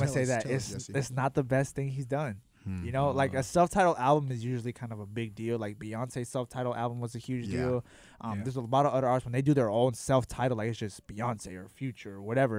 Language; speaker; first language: English; native; English